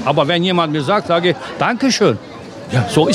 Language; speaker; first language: German; non-native, fluent; Turkish